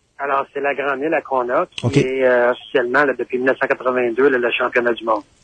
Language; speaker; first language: French; native; French